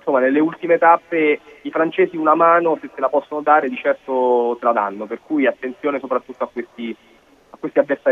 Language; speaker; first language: Italian; native; Italian